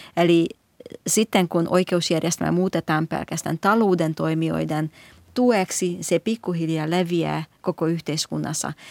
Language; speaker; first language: Finnish; non-native, fluent; Hungarian